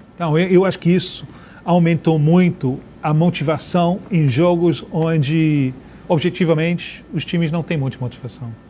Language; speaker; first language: Portuguese; non-native, fluent; English